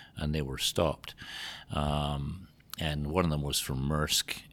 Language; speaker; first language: English; native; English